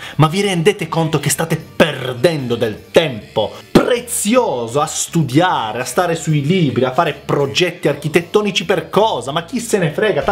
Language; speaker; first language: Italian; early bilingual, other home language; Macedonian